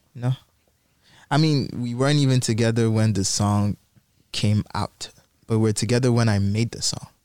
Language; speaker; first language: English; non-native, local second language; Igbo